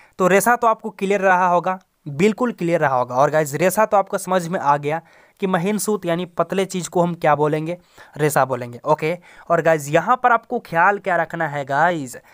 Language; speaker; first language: Hindi; native; Hindi